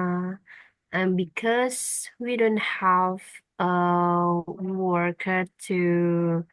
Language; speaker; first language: English; non-native, learner; Indonesian